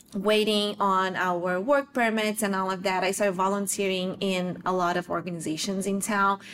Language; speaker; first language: English; non-native, fluent; Portuguese